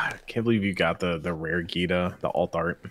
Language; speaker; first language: English; native; English